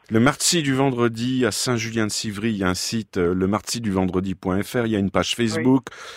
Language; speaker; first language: French; native; French